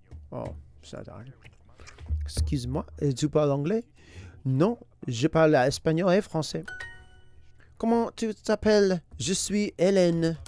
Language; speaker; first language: French; non-native, learner; English